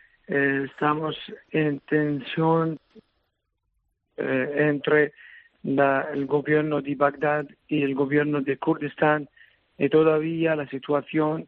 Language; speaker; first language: Spanish; non-native, learner; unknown